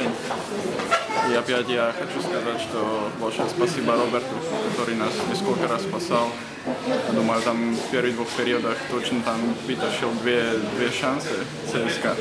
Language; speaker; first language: Russian; non-native, fluent; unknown